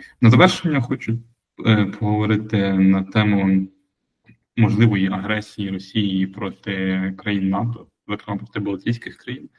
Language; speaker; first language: Ukrainian; native; Ukrainian